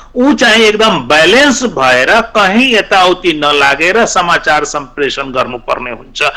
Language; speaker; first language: Nepali; non-native, local second language; Maithili